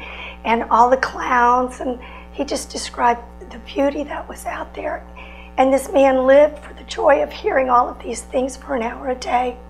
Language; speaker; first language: English; native; English